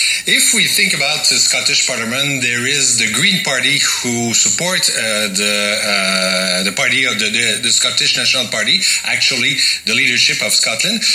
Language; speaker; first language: English; non-native, fluent; French